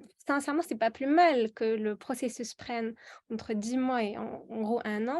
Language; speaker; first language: French; non-native, local second language; Arabic